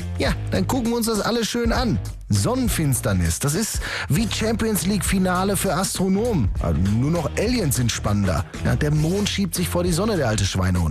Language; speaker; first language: German; native; German